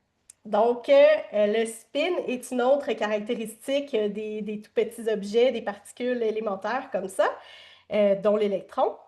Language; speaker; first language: French; native; French